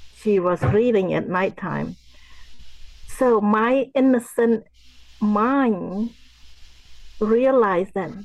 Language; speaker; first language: English; non-native, fluent; Khmer